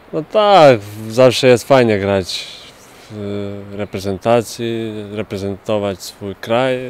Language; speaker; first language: Polish; non-native, fluent; Bosnian